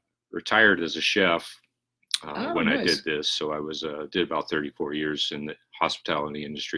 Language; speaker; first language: English; native; English